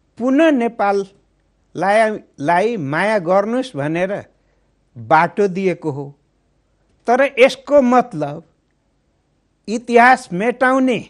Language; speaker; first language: Nepali; native; Nepali